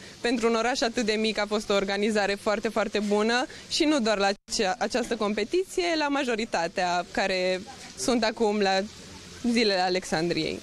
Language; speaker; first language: Romanian; native; Romanian